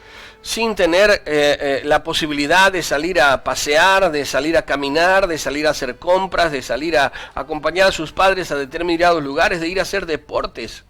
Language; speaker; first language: Spanish; native; Spanish